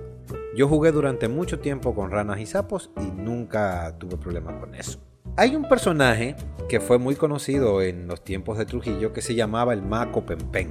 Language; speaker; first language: Spanish; native; Spanish